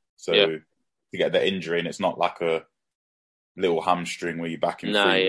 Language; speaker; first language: English; native; English